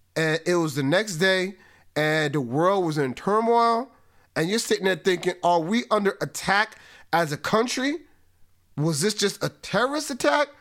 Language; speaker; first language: English; native; English